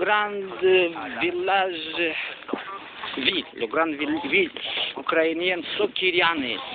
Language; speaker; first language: French; non-native, learner; Romanian